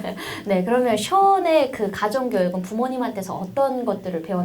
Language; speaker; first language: Korean; native; Korean